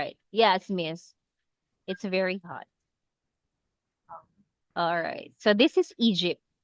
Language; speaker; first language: English; non-native, local second language; Cebuano